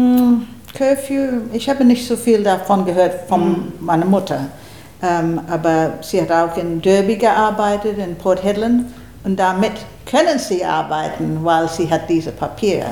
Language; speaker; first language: German; early bilingual, heritage; German